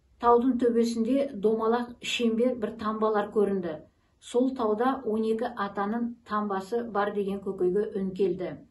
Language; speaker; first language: Kazakh; native; Kazakh